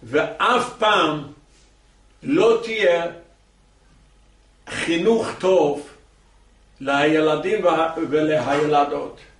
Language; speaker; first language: Hebrew; non-native, fluent; English